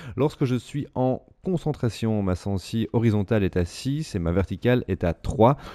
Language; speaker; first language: French; native; French